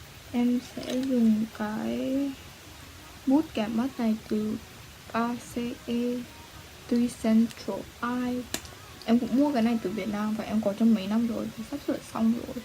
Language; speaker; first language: Vietnamese; early bilingual, heritage; Vietnamese